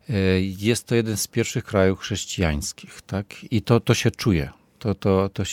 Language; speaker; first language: Polish; non-native, fluent; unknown